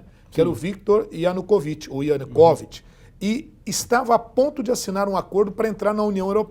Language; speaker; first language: Portuguese; native; Portuguese